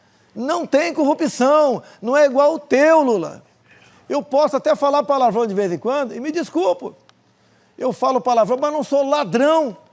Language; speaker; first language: Portuguese; native; Portuguese